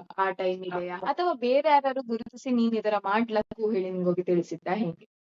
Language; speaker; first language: Kannada; native; Kannada